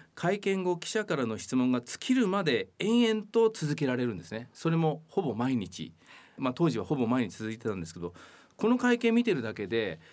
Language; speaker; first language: Japanese; native; Japanese